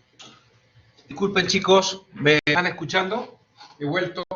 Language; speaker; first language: Spanish; native; Spanish